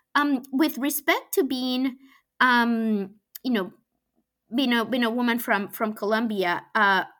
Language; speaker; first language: English; non-native, fluent; Spanish